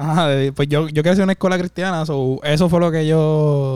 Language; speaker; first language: Spanish; native; Spanish